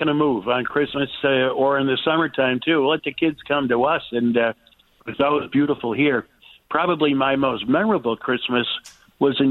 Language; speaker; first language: English; native; English